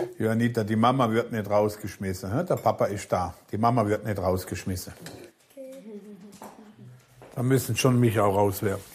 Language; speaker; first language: German; native; German